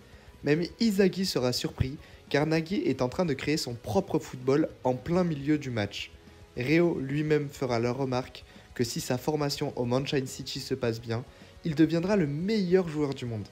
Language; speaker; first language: French; native; French